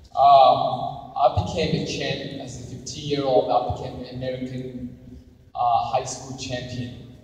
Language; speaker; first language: English; non-native, fluent; Somali